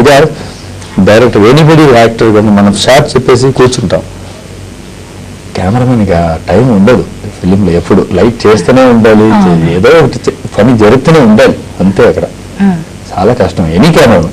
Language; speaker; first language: Telugu; non-native, learner; Tamil